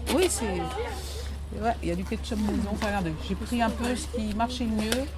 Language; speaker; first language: French; native; French